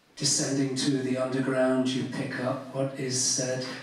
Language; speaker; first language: English; native; English